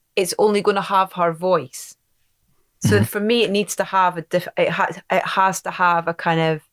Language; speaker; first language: English; native; English